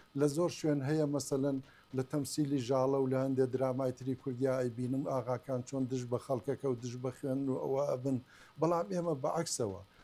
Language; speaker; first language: Central Kurdish; non-native, local second language; Gurani